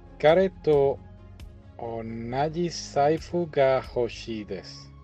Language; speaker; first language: Japanese; non-native, learner; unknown